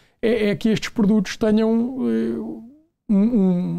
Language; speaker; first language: Portuguese; native; Portuguese